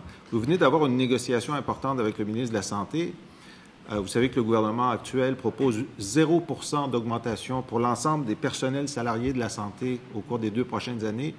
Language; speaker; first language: French; native; French